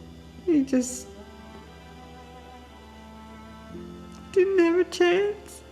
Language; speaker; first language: English; native; English